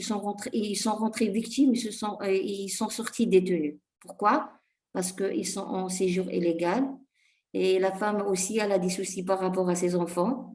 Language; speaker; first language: French; non-native, fluent; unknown